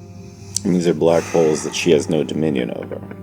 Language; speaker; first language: English; native; English